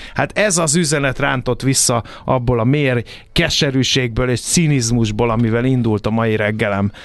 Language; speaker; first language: Hungarian; native; Hungarian